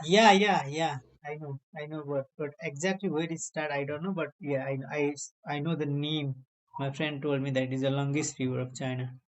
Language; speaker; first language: English; non-native, learner; Nepali